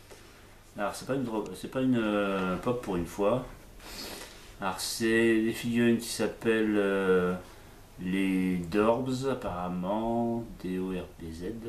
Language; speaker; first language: French; native; French